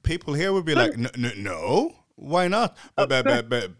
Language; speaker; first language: English; non-native, fluent; Swedish